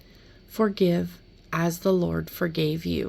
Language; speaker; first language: English; native; English